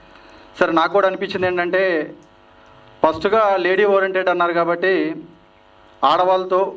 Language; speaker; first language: Telugu; native; Telugu